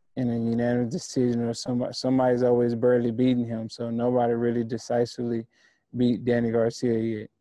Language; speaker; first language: English; native; English